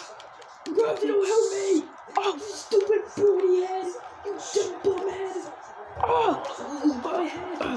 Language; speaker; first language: English; native; English